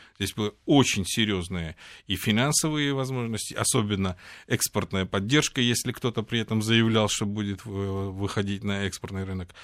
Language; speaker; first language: Russian; native; Russian